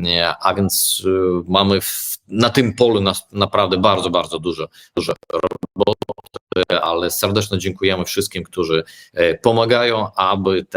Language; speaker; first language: Polish; early bilingual, heritage; Polish